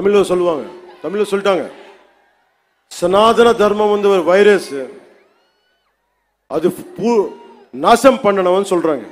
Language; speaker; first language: Tamil; non-native, fluent; Telugu